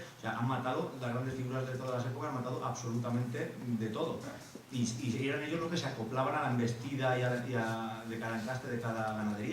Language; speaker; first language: Spanish; native; Spanish